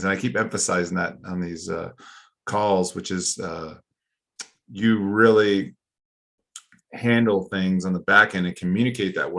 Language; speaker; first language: English; native; English